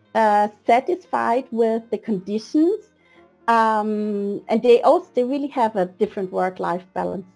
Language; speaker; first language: English; non-native, fluent; German